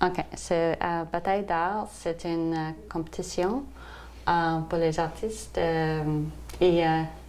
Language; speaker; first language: French; non-native, local second language; English